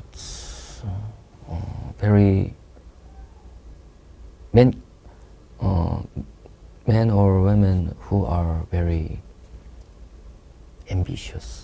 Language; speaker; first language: English; non-native, learner; Korean